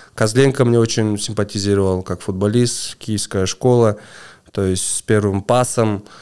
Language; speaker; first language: Russian; non-native, local second language; Kyrgyz